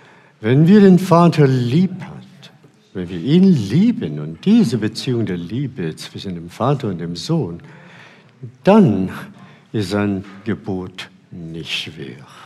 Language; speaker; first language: German; non-native, fluent; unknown